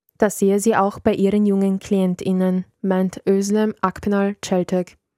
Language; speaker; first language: German; early bilingual, other home language; Serbian